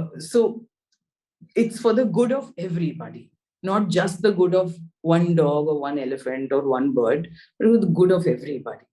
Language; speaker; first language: English; non-native, local second language; Hindi